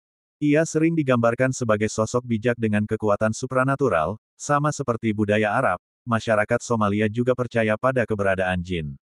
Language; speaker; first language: Indonesian; native; Indonesian